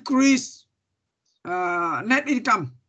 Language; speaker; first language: English; non-native, learner; Vietnamese